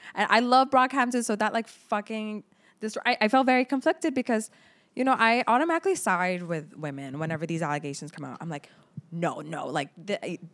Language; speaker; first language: English; early bilingual, other home language; Arabic